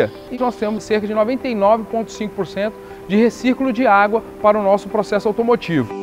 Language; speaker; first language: Portuguese; native; Portuguese